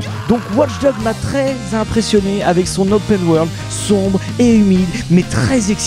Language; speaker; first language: French; native; French